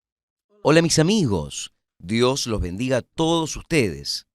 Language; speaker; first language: Spanish; non-native, fluent; Portuguese